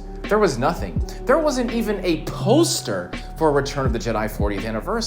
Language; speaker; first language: English; native; English